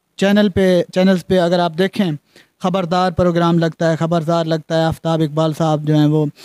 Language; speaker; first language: Urdu; non-native, local second language; Punjabi